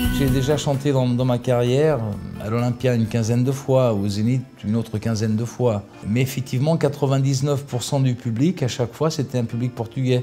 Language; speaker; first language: French; early bilingual, other home language; Portuguese